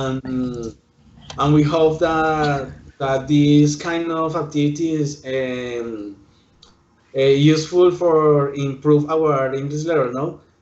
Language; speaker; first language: English; non-native, learner; Spanish